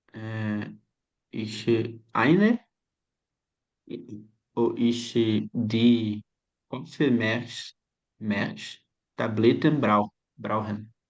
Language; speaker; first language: German; non-native, learner; Portuguese